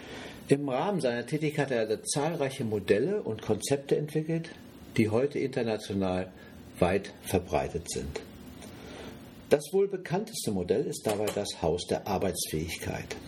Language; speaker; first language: German; native; German